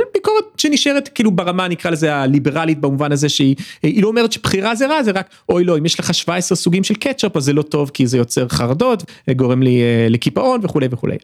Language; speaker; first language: Hebrew; early bilingual, other home language; English